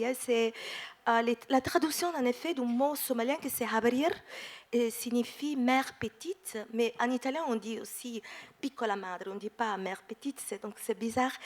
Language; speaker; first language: French; non-native, fluent; Italian